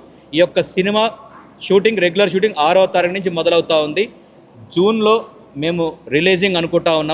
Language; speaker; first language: Telugu; native; Telugu